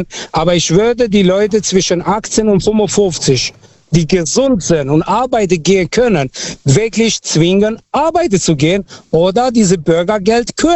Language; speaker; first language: German; non-native, learner; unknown